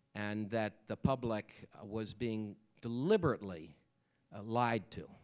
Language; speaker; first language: English; native; English